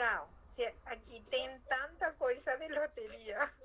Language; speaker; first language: Portuguese; non-native, learner; Spanish